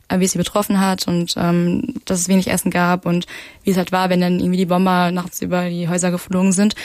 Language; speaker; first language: German; native; German